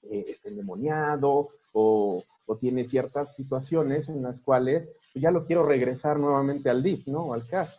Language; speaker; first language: Spanish; native; Spanish